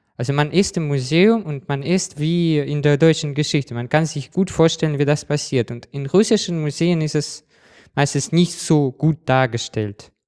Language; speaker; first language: German; non-native, fluent; Russian